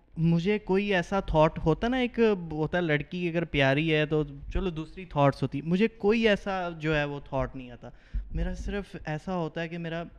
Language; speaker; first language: Urdu; native; Urdu